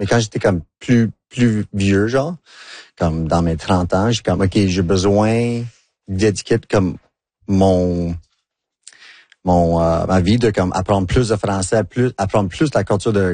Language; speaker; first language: French; non-native, local second language; English